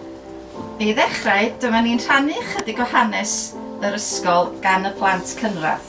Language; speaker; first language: Welsh; non-native, local second language; Spanish